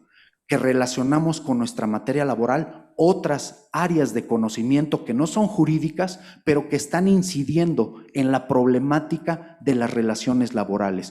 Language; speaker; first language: Spanish; native; Spanish